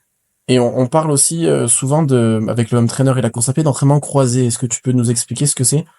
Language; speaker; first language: French; native; French